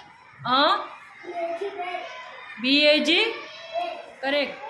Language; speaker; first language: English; non-native, local second language; Urdu